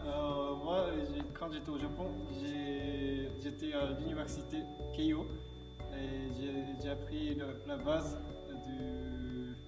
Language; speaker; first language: French; non-native, learner; Japanese